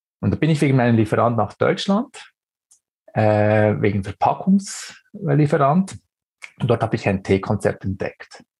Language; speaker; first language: German; early bilingual, other home language; Greek